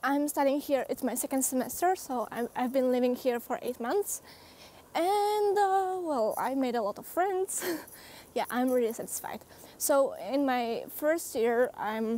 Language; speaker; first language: English; non-native, fluent; Polish